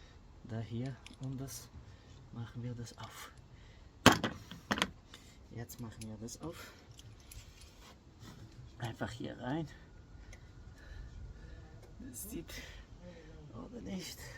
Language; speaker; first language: German; non-native, learner; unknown